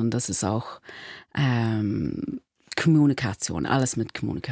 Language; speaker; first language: German; non-native, learner; English